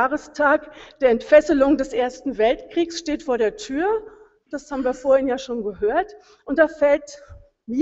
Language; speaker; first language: German; native; German